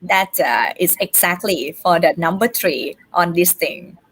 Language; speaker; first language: English; non-native, fluent; Thai